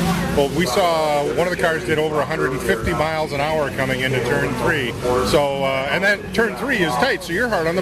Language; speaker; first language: English; native; English